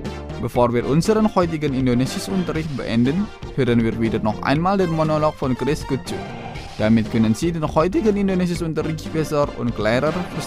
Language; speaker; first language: German; non-native, fluent; Indonesian